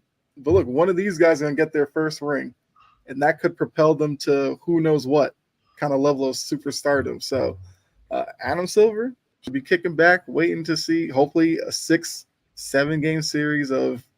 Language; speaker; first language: English; native; English